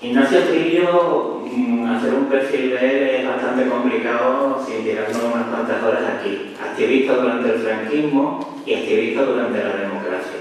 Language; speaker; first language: Spanish; native; Spanish